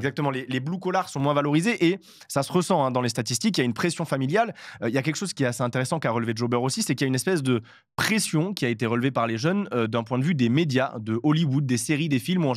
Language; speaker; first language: French; native; French